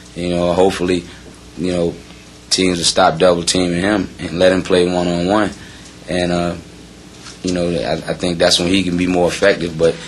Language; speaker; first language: English; native; English